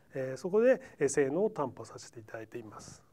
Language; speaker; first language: Japanese; native; Japanese